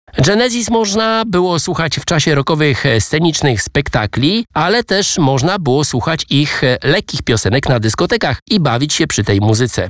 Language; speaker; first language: Polish; native; Polish